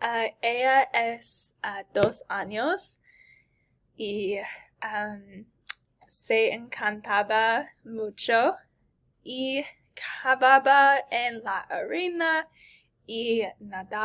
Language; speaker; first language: Spanish; non-native, learner; English